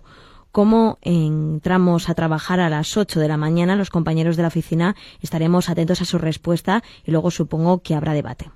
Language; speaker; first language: Spanish; native; Spanish